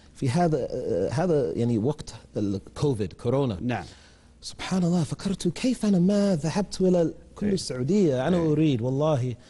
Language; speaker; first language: Arabic; non-native, fluent; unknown